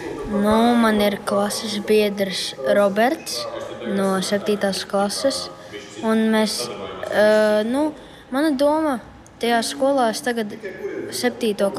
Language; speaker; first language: Latvian; early bilingual, heritage; Latvian